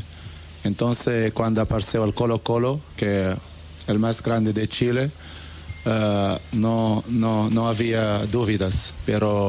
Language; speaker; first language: Spanish; non-native, learner; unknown